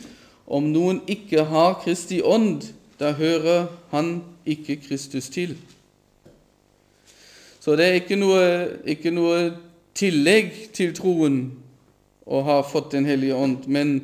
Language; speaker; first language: Norwegian; non-native, fluent; German